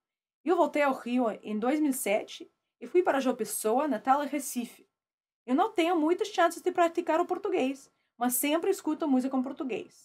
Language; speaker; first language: Portuguese; non-native, fluent; Russian